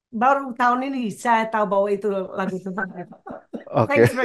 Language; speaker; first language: Indonesian; non-native, fluent; English